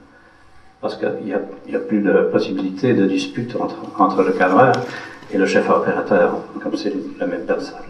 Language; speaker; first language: French; non-native, fluent; English